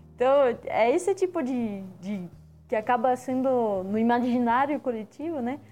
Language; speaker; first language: Portuguese; non-native, fluent; French